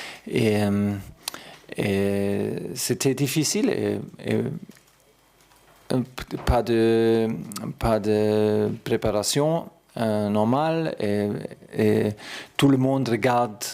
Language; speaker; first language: French; non-native, learner; German